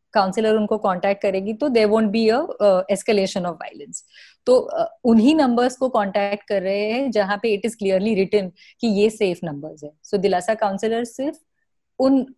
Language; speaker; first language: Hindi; non-native, local second language; Marathi